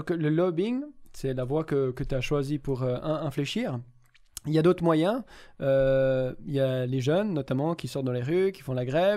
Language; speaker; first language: French; native; French